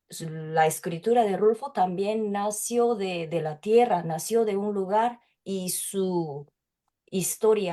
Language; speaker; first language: Spanish; non-native, fluent; Japanese